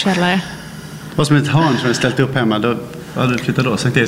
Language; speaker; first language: Swedish; native; Swedish